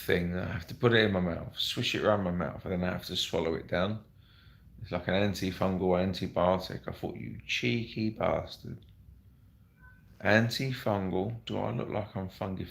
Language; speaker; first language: English; native; English